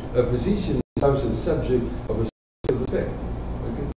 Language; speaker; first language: English; non-native, fluent; Spanish